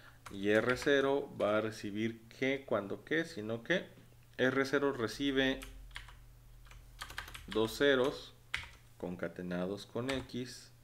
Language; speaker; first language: Spanish; native; Spanish